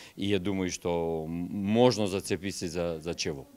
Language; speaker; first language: Russian; non-native, learner; Serbian